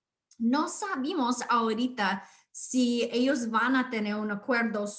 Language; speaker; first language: Spanish; non-native, fluent; English